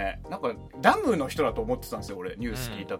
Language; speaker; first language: Japanese; native; Japanese